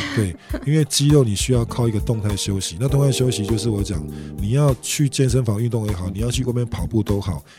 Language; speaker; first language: Chinese; native; Chinese